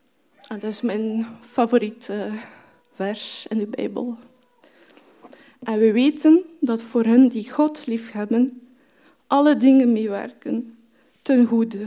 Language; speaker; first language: Dutch; non-native, fluent; French